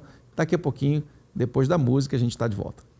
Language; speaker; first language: Portuguese; native; Portuguese